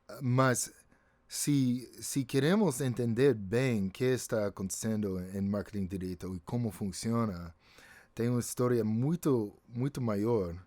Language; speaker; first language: Portuguese; non-native, fluent; English